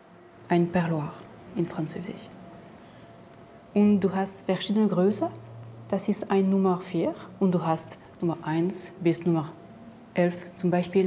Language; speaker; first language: German; non-native, fluent; French